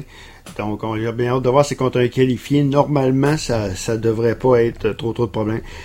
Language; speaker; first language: French; native; French